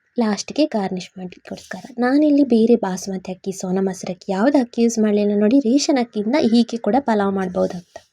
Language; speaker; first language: Kannada; native; Kannada